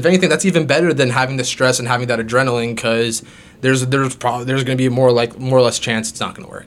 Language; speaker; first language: English; native; English